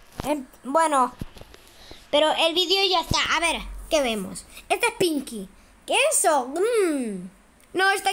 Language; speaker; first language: Spanish; native; Spanish